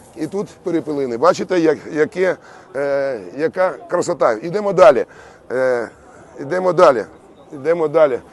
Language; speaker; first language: Ukrainian; native; Ukrainian